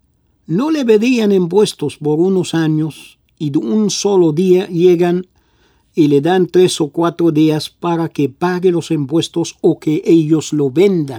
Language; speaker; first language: Spanish; non-native, fluent; Arabic